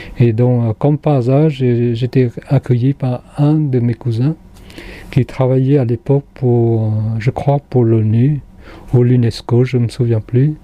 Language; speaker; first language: French; non-native, local second language; Khmer